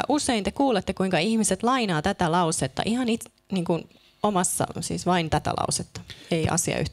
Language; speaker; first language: Finnish; native; Finnish